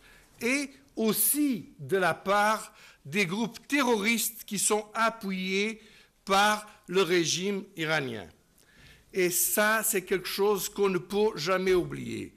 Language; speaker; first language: French; non-native, fluent; Portuguese